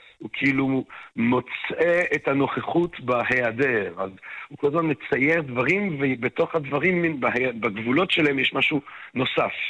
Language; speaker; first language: Hebrew; non-native, fluent; French